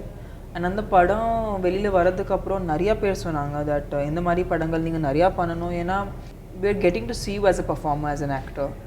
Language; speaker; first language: Tamil; non-native, fluent; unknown